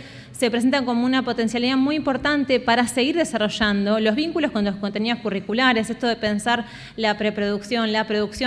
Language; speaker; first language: Spanish; native; Spanish